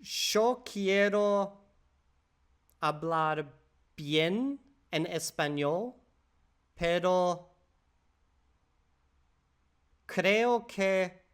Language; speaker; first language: Spanish; non-native, learner; English